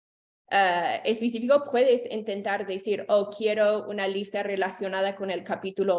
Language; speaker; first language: Spanish; non-native, fluent; English